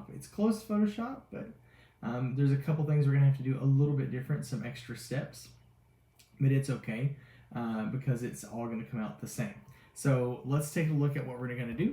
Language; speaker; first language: English; native; English